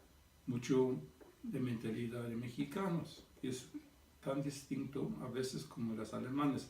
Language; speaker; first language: Spanish; non-native, fluent; German